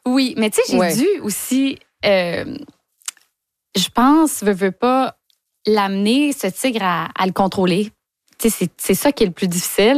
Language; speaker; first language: French; native; French